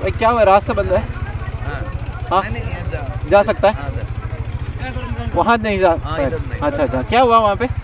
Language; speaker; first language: Hindi; non-native, local second language; Malayalam